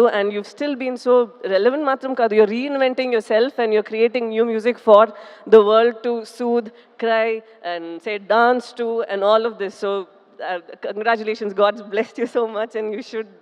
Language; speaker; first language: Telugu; non-native, local second language; Tamil